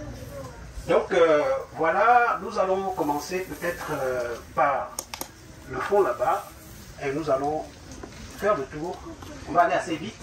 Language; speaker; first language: French; native; French